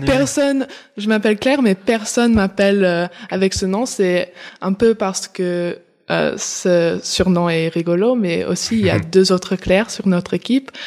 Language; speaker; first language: French; early bilingual, heritage; English